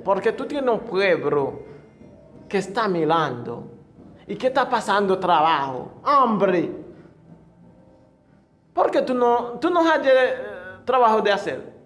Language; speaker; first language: Spanish; non-native, fluent; Haitian Creole